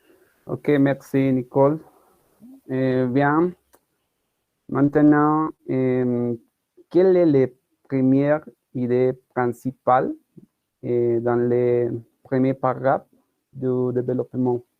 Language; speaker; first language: French; non-native, learner; Spanish